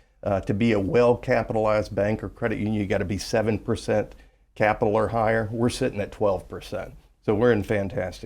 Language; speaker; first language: English; native; English